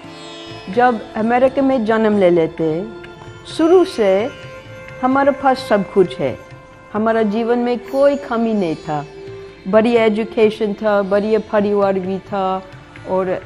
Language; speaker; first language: Hindi; non-native, fluent; English